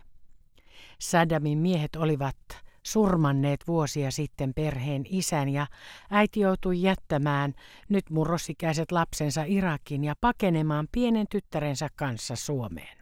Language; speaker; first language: Finnish; native; Finnish